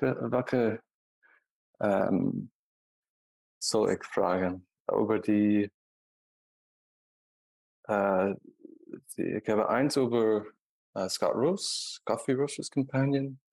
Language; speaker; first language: German; non-native, learner; English